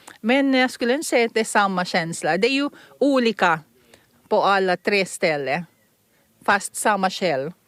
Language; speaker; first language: Swedish; non-native, fluent; Filipino